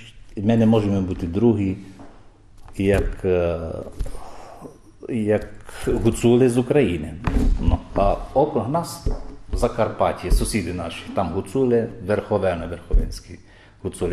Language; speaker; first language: Ukrainian; early bilingual, heritage; Ukrainian